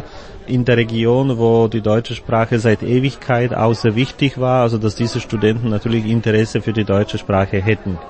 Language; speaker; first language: German; non-native, fluent; Slovak